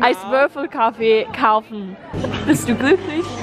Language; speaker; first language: German; non-native, learner; English